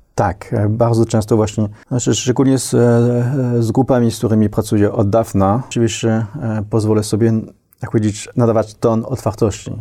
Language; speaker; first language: Polish; non-native, fluent; French